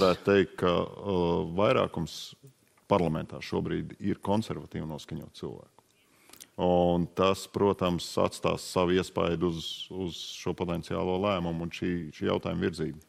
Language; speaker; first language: Latvian; native; Latvian